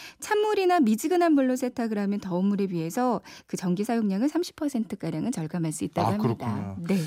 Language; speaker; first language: Korean; native; Korean